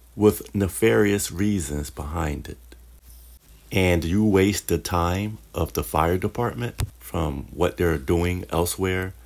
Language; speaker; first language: English; native; English